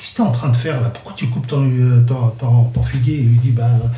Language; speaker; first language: French; non-native, local second language; Kabyle